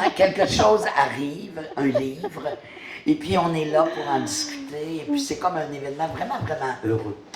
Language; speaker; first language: French; native; French